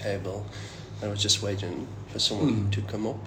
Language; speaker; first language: English; non-native, fluent; Russian